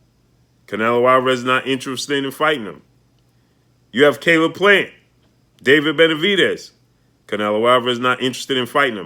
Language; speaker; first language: English; native; English